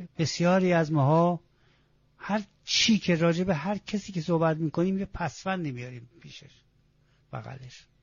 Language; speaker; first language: Persian; non-native, local second language; Azerbaijani